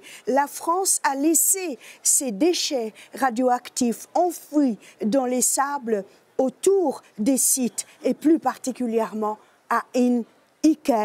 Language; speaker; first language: French; native; French